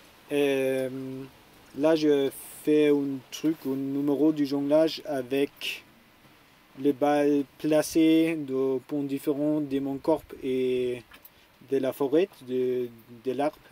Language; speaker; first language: French; non-native, learner; German